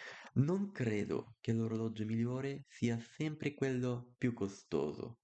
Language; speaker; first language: Italian; non-native, learner; Bulgarian